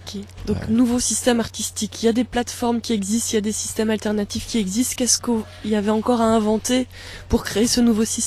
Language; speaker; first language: French; native; French